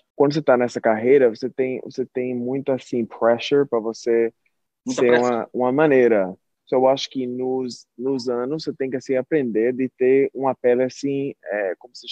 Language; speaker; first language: Portuguese; early bilingual, heritage; Portuguese